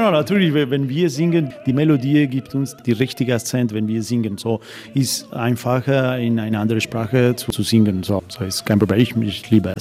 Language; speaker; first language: German; non-native, learner; Italian